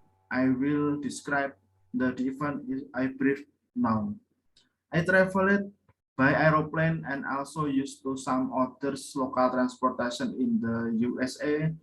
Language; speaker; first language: English; non-native, learner; Indonesian